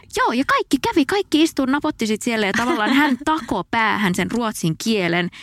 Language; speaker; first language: Finnish; native; Finnish